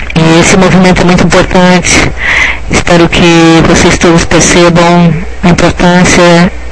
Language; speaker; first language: Portuguese; native; Portuguese